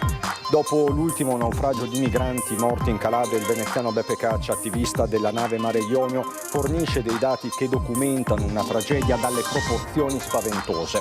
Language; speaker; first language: Italian; native; Italian